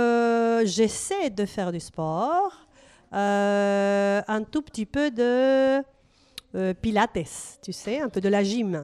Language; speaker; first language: French; non-native, fluent; Spanish